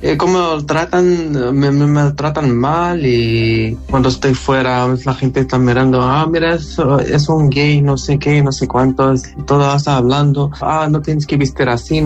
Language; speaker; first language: Spanish; non-native, learner; Arabic